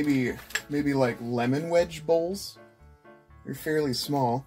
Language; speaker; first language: English; native; English